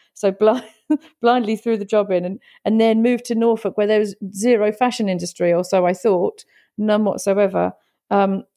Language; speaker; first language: English; native; English